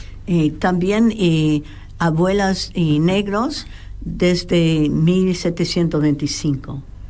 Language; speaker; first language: Spanish; non-native, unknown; English